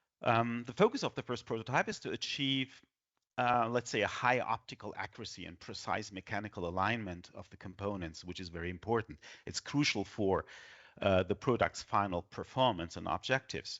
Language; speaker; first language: English; non-native, fluent; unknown